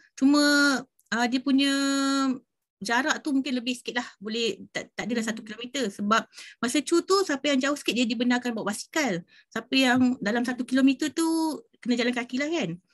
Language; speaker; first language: Malay; native; Malay